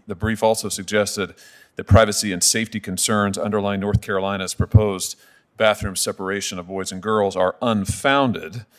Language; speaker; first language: English; native; English